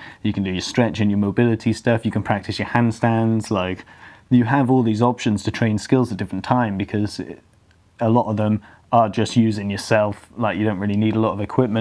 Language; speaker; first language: English; native; English